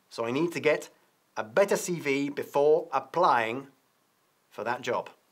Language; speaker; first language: English; native; English